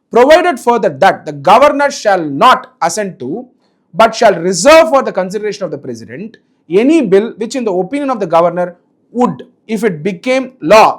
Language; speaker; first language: English; non-native, local second language; Tamil